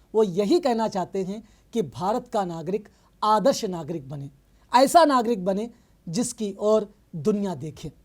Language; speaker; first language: Hindi; non-native, local second language; Telugu